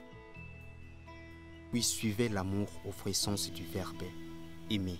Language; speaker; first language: French; non-native, local second language; Lingala